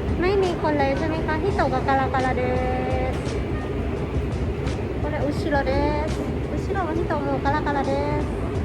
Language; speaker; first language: Japanese; non-native, learner; Thai